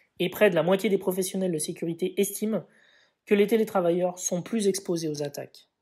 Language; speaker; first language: French; native; French